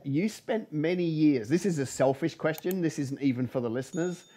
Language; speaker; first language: English; native; English